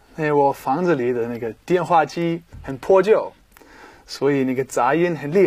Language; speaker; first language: Chinese; non-native, fluent; German